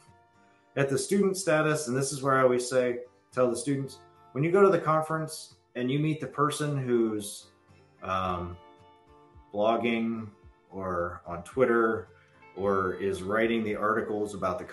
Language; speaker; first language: English; native; English